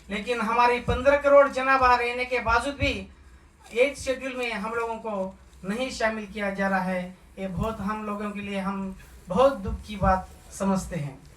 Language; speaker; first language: Hindi; non-native, local second language; Lambadi